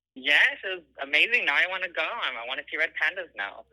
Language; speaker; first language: English; non-native, fluent; Arabic